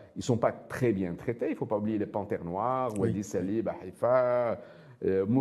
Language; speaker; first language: French; non-native, local second language; Arabic